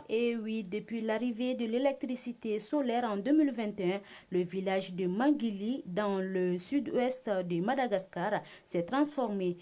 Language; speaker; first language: French; non-native, local second language; Bambara